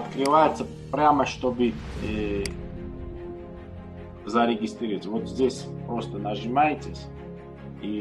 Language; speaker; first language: Russian; non-native, learner; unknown